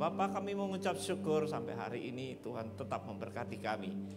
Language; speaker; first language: Indonesian; native; Indonesian